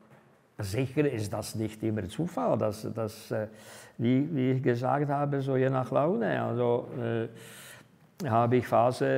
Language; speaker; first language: German; non-native, fluent; Czech